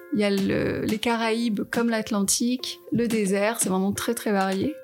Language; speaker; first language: French; native; French